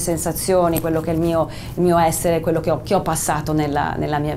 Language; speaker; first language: Italian; native; Italian